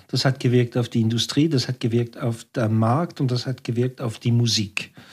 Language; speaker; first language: German; non-native, local second language; French